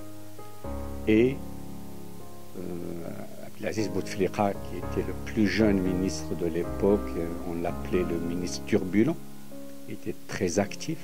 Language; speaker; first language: French; non-native, local second language; Arabic